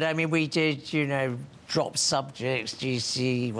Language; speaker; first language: English; native; English